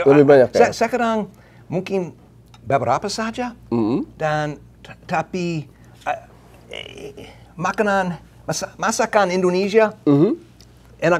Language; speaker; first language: Indonesian; non-native, learner; English